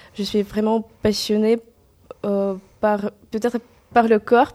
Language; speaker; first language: French; non-native, fluent; Kazakh